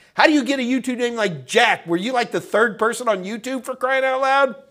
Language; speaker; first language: English; native; English